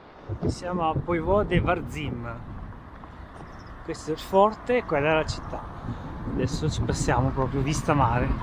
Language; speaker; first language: Italian; native; Italian